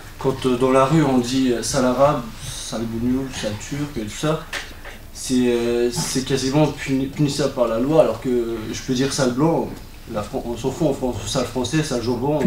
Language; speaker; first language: French; early bilingual, other home language; Turkish